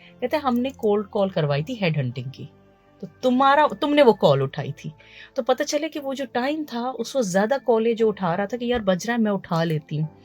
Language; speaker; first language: Urdu; early bilingual, heritage; Urdu